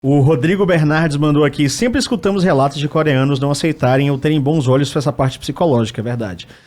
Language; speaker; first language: Portuguese; native; Portuguese